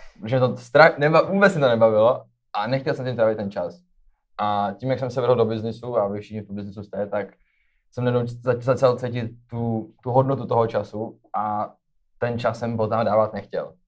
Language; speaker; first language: Czech; native; Czech